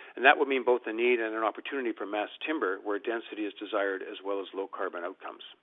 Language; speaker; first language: English; native; English